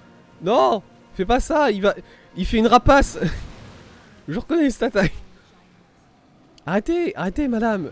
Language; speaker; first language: French; native; French